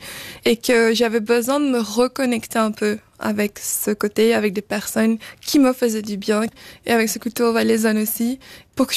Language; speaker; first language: French; early bilingual, other home language; Portuguese